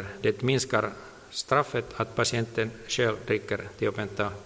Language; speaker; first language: Swedish; non-native, local second language; Finnish